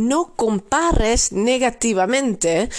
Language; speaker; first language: Spanish; non-native, fluent; Dutch